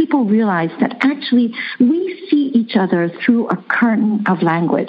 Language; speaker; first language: English; early bilingual, other home language; Chinese